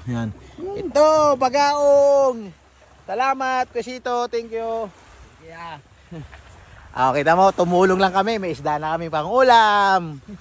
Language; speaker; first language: Filipino; native; Filipino